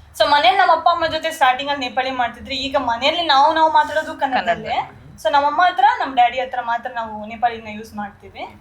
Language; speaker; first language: Kannada; early bilingual, other home language; Nepali